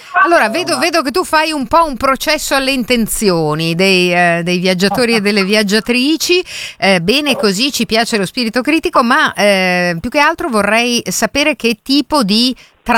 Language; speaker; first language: Italian; native; Italian